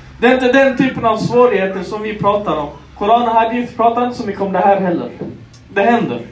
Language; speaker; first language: Swedish; non-native, local second language; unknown